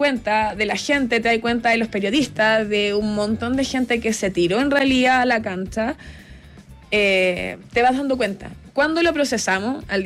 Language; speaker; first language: Spanish; native; Spanish